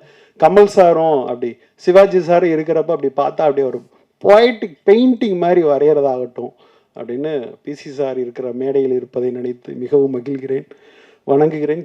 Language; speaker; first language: Tamil; native; Tamil